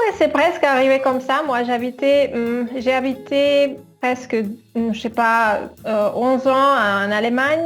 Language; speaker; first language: French; non-native, learner; Spanish